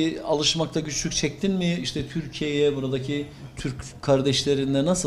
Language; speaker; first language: Turkish; native; Turkish